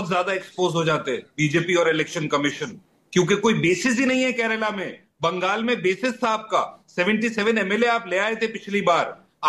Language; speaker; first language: Hindi; native; Hindi